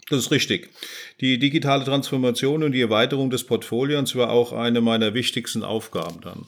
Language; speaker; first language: German; native; German